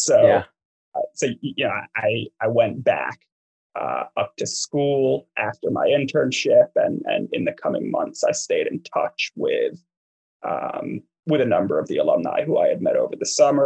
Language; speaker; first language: English; native; English